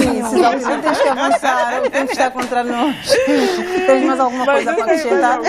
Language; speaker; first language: Portuguese; native; Portuguese